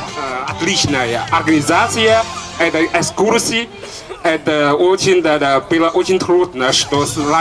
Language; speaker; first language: Russian; non-native, learner; Latvian